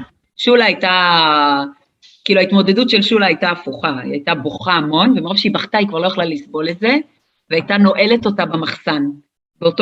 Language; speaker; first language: Hebrew; early bilingual, other home language; English